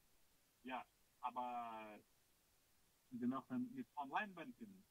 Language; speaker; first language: German; non-native, learner; Russian